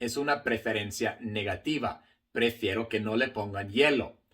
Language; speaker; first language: Spanish; non-native, fluent; English